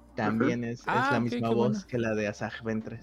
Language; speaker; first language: Spanish; native; Spanish